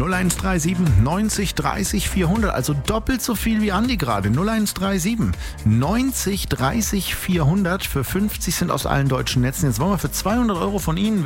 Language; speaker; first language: German; native; German